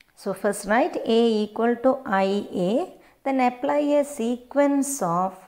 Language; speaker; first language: English; non-native, local second language; Malayalam